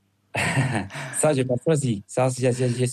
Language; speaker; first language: French; non-native, fluent; Spanish